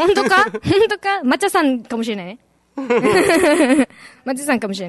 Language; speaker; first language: Japanese; native; Japanese